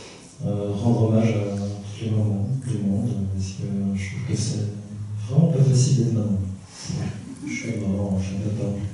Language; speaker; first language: French; early bilingual, other home language; Korean